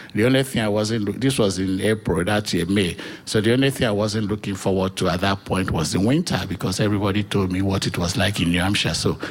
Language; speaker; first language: English; non-native, local second language; Yoruba